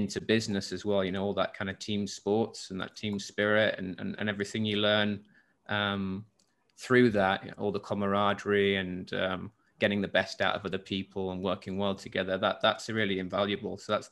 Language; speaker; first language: English; native; English